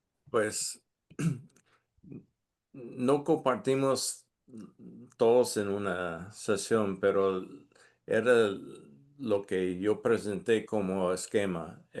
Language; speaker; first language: Spanish; non-native, fluent; English